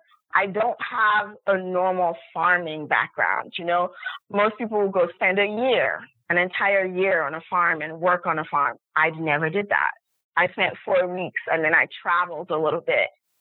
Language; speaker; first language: English; non-native, local second language; Yoruba